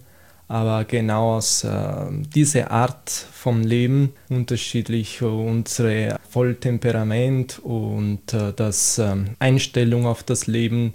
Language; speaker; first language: German; non-native, fluent; Italian